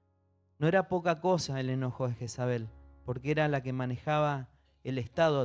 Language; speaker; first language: Spanish; native; Spanish